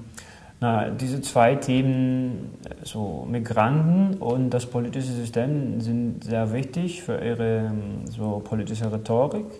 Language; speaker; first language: German; non-native, fluent; Greek